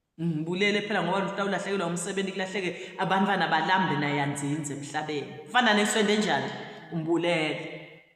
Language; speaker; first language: Zulu; non-native, local second language; Swati